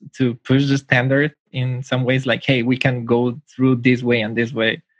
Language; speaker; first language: English; non-native, fluent; Spanish